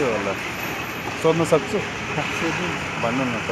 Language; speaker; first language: Nepali; native; Nepali